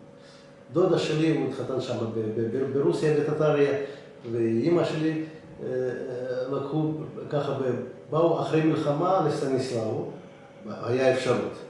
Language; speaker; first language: Hebrew; non-native, fluent; Russian